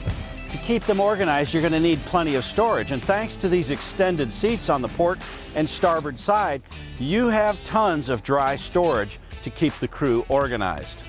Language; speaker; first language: English; native; English